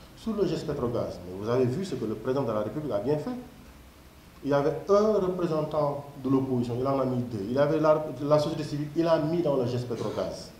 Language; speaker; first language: French; non-native, local second language; Wolof